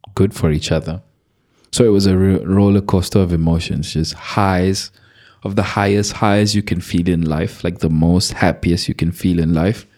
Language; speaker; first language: English; non-native, local second language; Malay